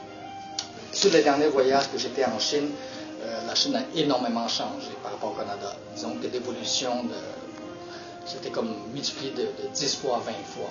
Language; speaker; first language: French; early bilingual, other home language; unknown